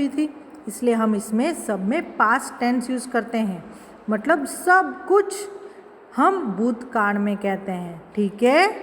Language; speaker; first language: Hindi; native; Hindi